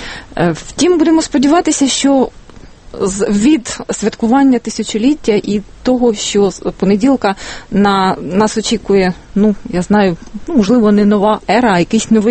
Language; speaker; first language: Ukrainian; native; Ukrainian